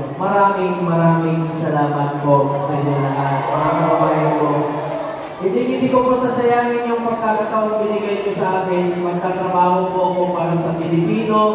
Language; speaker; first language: Filipino; non-native, local second language; Cebuano